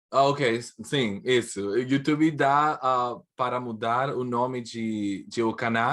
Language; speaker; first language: Portuguese; non-native, learner; English